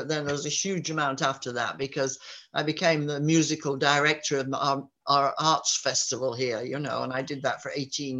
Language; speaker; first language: English; native; English